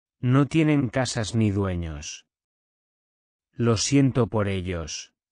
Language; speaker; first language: Spanish; non-native, learner; Turkish